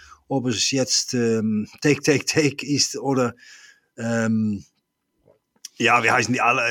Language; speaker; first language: German; non-native, fluent; Dutch